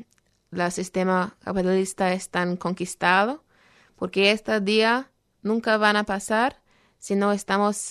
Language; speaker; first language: Spanish; non-native, fluent; English